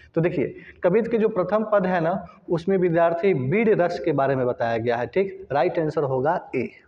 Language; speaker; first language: Hindi; native; Hindi